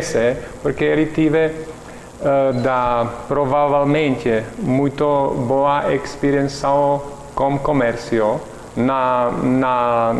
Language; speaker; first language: Portuguese; non-native, learner; Czech